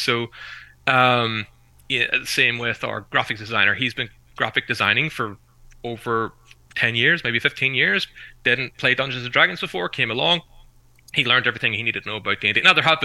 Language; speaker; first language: English; native; English